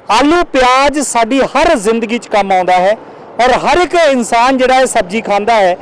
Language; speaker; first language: Hindi; non-native, local second language; Punjabi